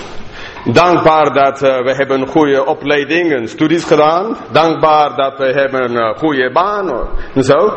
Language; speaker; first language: Dutch; non-native, fluent; English